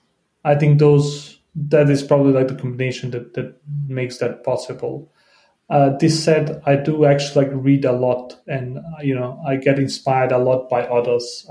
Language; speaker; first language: English; non-native, fluent; Bosnian